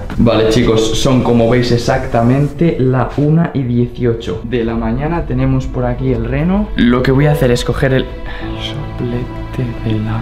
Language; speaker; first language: Spanish; native; Spanish